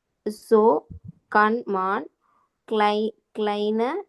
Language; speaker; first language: German; non-native, learner; Tamil